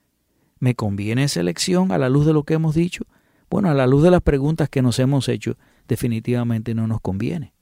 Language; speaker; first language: Spanish; native; Spanish